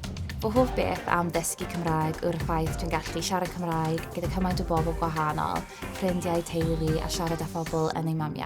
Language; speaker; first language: Welsh; non-native, fluent; English